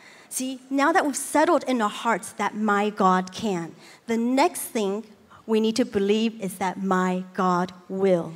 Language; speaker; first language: English; early bilingual, other home language; Chinese